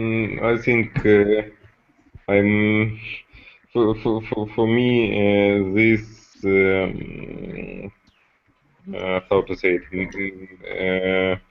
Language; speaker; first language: English; non-native, learner; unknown